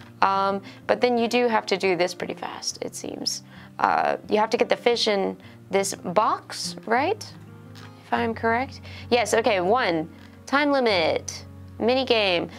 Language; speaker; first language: English; native; English